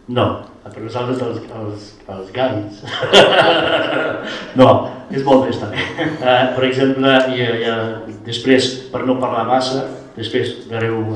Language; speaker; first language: Catalan; non-native, fluent; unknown